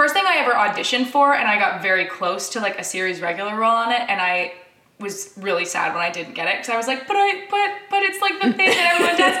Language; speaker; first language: English; native; English